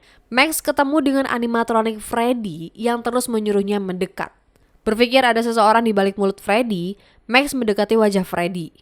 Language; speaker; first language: Indonesian; native; Indonesian